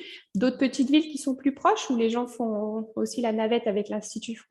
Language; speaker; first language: French; native; French